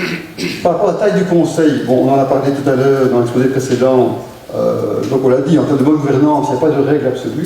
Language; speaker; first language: French; native; French